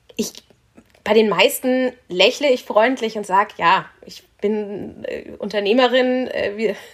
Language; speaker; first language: German; native; German